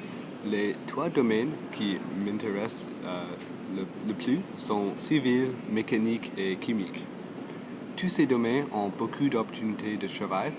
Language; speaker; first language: French; non-native, local second language; English